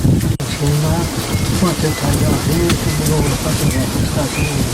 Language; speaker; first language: Spanish; non-native, local second language; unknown